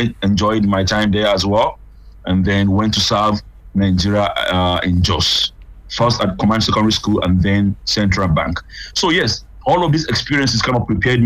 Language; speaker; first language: English; non-native, local second language; Yoruba